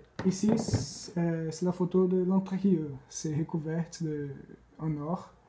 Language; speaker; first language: French; non-native, fluent; Portuguese